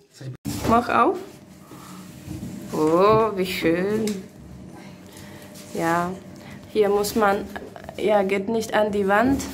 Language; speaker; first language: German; non-native, learner; Slovak